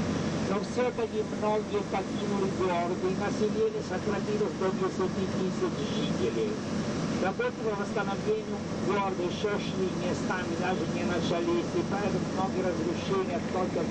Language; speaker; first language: Russian; non-native, fluent; Italian